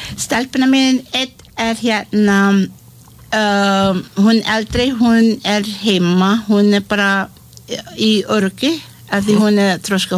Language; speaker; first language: Icelandic; non-native, learner; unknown